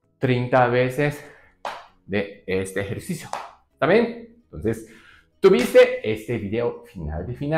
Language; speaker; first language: Spanish; non-native, learner; Japanese